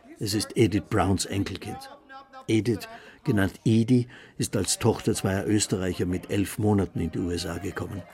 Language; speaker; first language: German; native; German